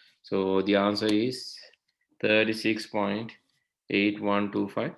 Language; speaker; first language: English; non-native, local second language; Sinhala